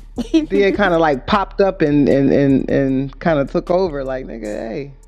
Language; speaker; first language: English; native; English